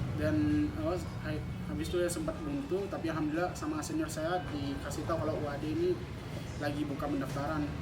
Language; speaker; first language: Indonesian; non-native, fluent; Thai